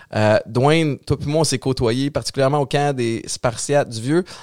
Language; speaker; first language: French; native; French